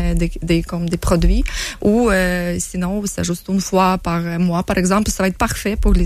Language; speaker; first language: French; non-native, learner; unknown